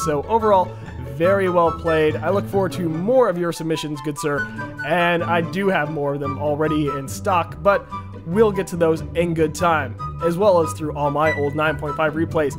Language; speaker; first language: English; native; English